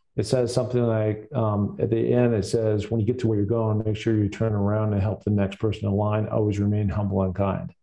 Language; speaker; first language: English; native; English